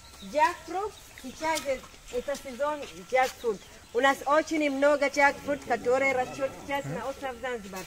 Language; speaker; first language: Russian; non-native, learner; Swahili